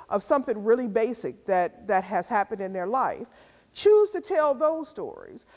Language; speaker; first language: English; native; English